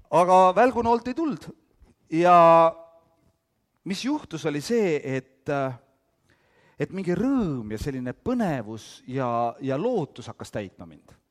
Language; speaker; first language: Estonian; early bilingual, heritage; Estonian